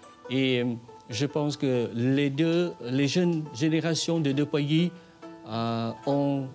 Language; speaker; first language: French; non-native, fluent; Vietnamese